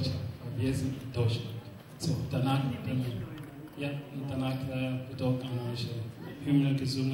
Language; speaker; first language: German; non-native, learner; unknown